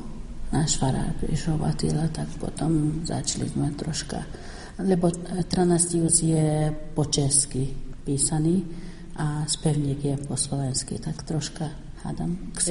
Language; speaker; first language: Slovak; non-native, local second language; Hungarian